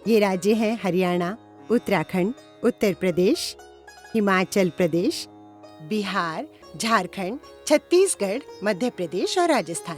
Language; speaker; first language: Hindi; native; Hindi